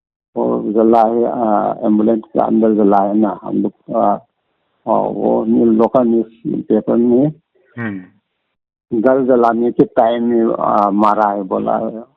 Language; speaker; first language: Hindi; non-native, local second language; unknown